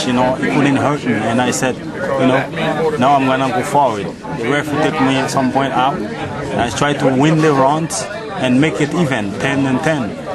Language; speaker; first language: English; non-native, fluent; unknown